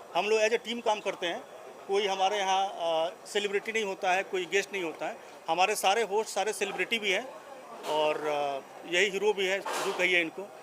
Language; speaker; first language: Hindi; native; Hindi